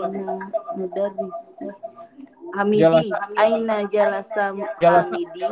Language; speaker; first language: Arabic; non-native, learner; Indonesian